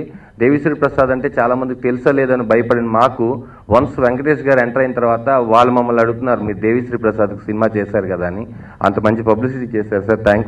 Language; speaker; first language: Telugu; native; Telugu